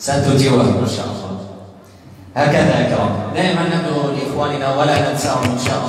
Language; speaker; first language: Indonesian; non-native, learner; Arabic